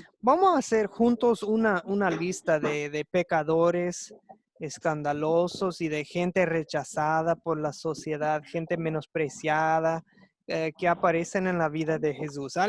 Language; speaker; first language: Spanish; non-native, fluent; English